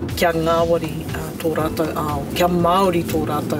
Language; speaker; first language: Māori; non-native, local second language; English